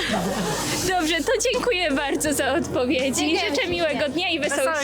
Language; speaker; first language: Polish; native; Polish